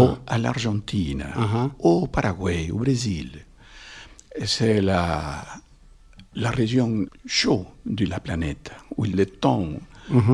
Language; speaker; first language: French; non-native, fluent; Spanish